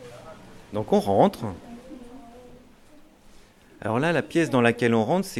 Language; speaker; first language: French; native; French